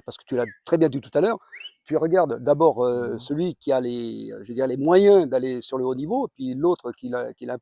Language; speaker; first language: French; native; French